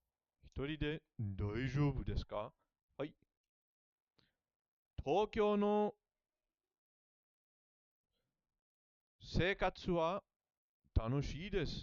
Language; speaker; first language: Japanese; non-native, learner; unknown